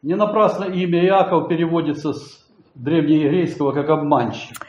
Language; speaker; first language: Polish; non-native, learner; Russian